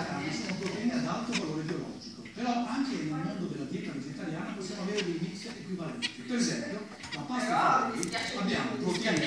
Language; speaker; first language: Italian; native; Italian